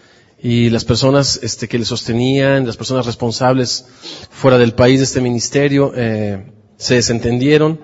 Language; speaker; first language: Spanish; native; Spanish